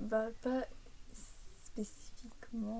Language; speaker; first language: French; early bilingual, heritage; English